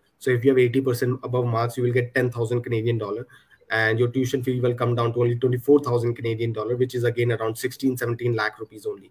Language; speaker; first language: English; non-native, local second language; Punjabi